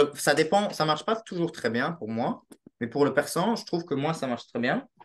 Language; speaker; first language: French; native; French